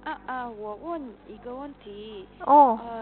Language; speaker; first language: Chinese; non-native, learner; Korean